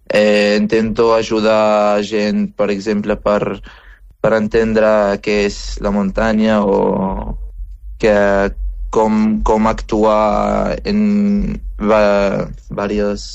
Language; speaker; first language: Catalan; non-native, fluent; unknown